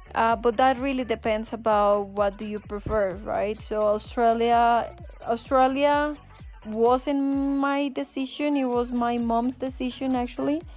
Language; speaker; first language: English; non-native, fluent; Spanish